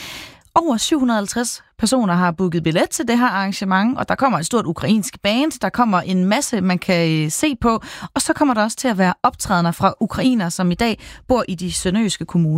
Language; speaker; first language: Danish; native; Danish